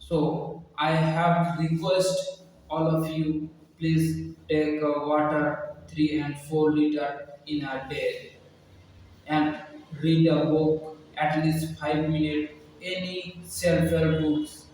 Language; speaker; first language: English; non-native, learner; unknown